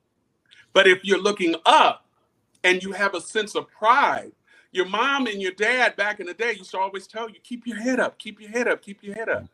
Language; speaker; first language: English; native; English